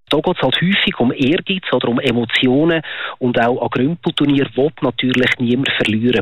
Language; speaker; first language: German; native; German